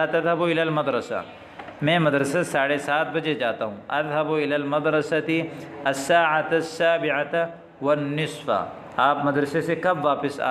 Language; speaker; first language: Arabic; non-native, fluent; Urdu